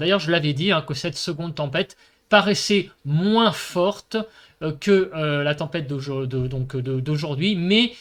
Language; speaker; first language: French; native; French